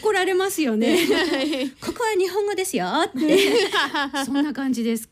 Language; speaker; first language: Japanese; native; Japanese